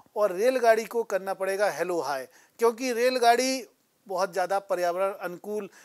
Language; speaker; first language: Hindi; native; Hindi